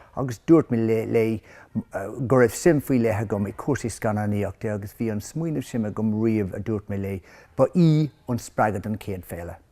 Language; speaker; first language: Irish; native; Irish